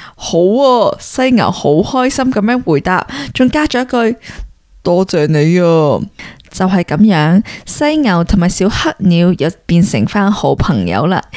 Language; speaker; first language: Cantonese; early bilingual, heritage; Cantonese